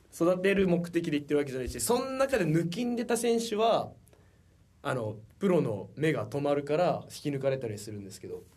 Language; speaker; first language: Japanese; native; Japanese